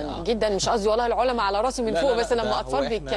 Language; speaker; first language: Arabic; native; Arabic